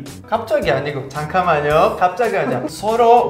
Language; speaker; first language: Korean; non-native, fluent; Portuguese